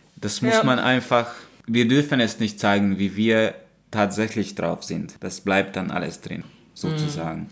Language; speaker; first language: German; non-native, fluent; Hungarian